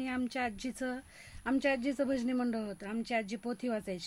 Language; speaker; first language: Marathi; native; Marathi